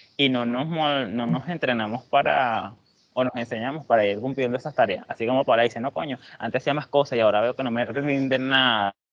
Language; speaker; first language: Spanish; native; Spanish